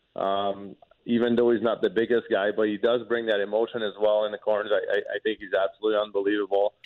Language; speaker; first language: English; non-native, fluent; French